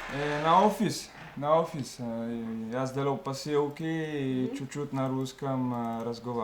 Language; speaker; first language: Russian; non-native, learner; Italian